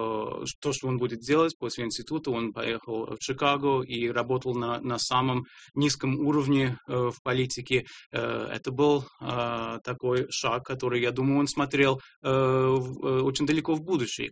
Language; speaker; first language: Russian; non-native, fluent; English